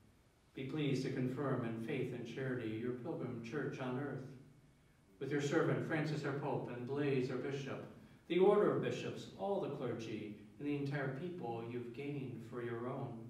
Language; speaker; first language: English; native; English